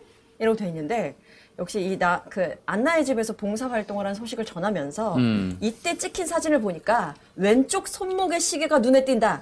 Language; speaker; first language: Korean; native; Korean